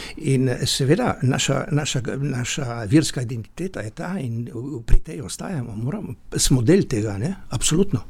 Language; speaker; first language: Slovenian; native; Slovenian